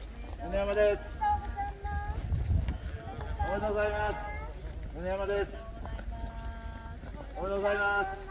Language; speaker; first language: Japanese; native; Japanese